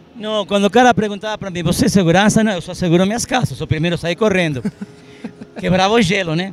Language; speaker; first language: Portuguese; non-native, fluent; Arabic